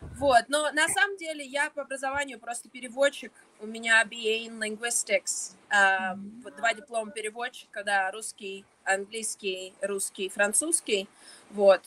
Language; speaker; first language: Russian; native; Russian